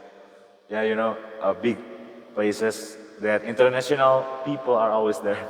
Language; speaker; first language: English; non-native, learner; Indonesian